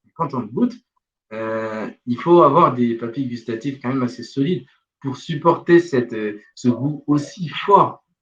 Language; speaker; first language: French; non-native, local second language; Wolof